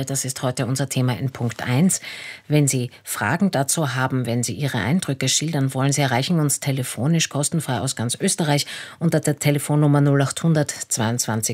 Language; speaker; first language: German; native; German